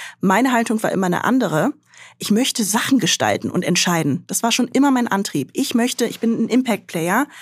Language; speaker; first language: German; early bilingual, other home language; Arabic